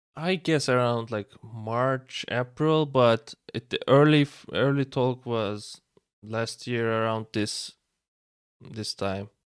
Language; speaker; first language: English; non-native, fluent; Turkish